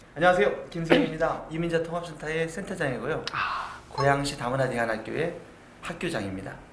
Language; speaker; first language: Korean; native; Korean